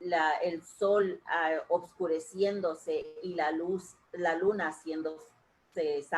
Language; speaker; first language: Spanish; native; Spanish